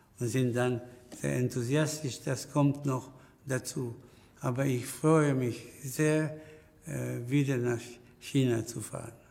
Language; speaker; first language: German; non-native, fluent; Spanish